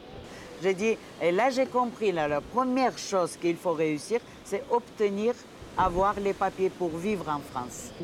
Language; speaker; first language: French; non-native, fluent; Armenian